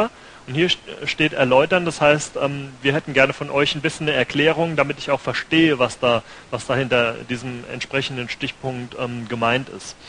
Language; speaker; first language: German; native; German